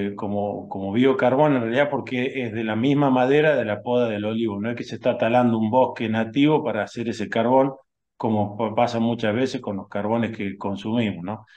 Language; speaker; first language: Spanish; native; Spanish